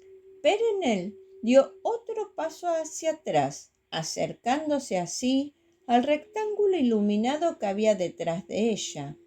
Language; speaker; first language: Spanish; native; Spanish